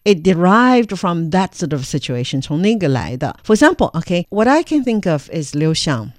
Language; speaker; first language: English; non-native, fluent; Chinese